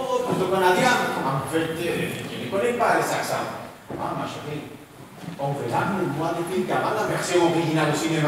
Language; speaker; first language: French; non-native, learner; Spanish